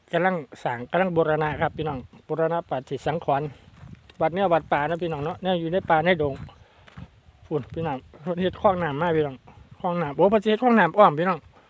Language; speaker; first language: Thai; native; Thai